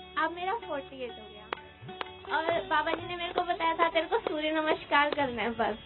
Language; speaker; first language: Hindi; native; Hindi